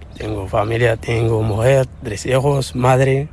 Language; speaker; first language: Spanish; non-native, learner; Arabic